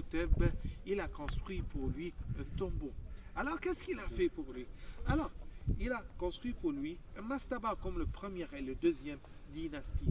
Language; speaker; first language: French; non-native, fluent; Arabic